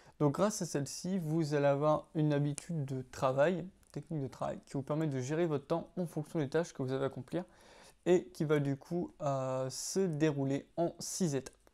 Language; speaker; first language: French; native; French